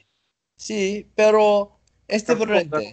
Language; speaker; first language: Spanish; non-native, learner; English